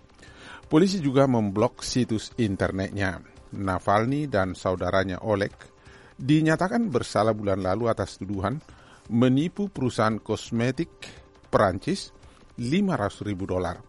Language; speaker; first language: Indonesian; native; Indonesian